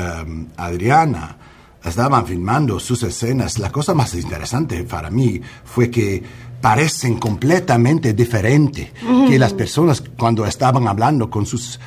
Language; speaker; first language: Spanish; non-native, learner; English